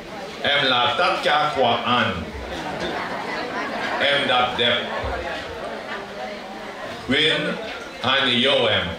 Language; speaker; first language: Vietnamese; non-native, learner; French